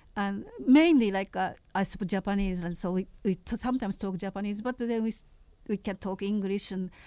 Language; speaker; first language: English; non-native, fluent; Japanese